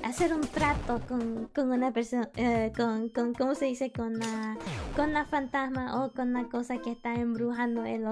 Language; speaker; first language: Spanish; early bilingual, heritage; Spanish